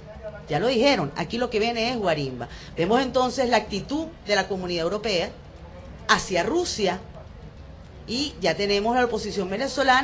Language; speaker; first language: Spanish; native; Spanish